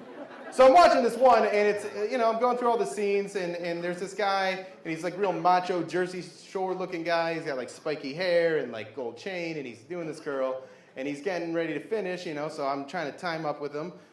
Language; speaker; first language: English; native; English